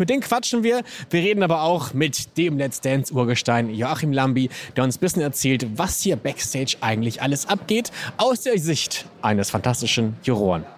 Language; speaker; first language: German; native; German